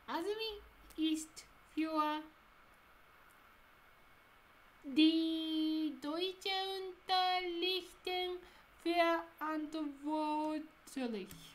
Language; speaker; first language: German; non-native, learner; Japanese